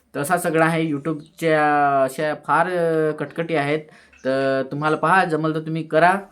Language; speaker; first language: Marathi; native; Marathi